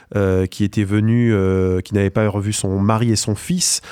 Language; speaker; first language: French; native; French